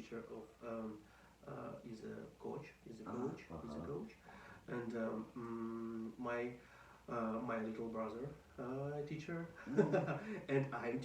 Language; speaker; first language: English; non-native, learner; Russian